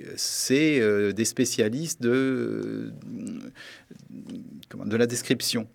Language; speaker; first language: French; native; French